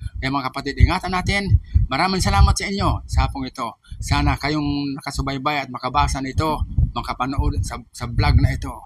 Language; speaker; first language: Filipino; non-native, local second language; Cebuano